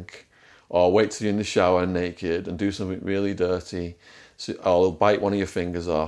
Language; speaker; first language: English; native; English